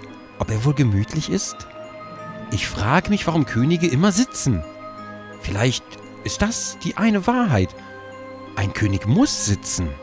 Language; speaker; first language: German; native; German